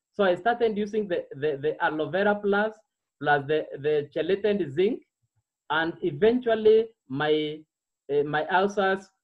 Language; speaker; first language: English; non-native, local second language; Meru